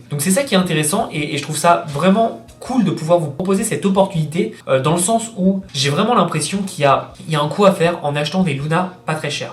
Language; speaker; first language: French; native; French